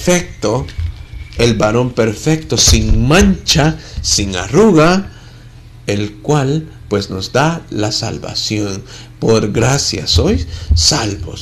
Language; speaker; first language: Spanish; native; Spanish